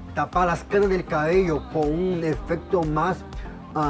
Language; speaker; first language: Spanish; non-native, fluent; Portuguese